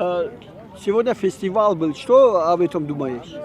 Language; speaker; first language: Russian; non-native, local second language; Tajik